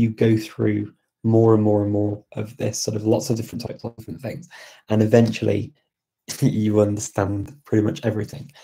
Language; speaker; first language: English; native; English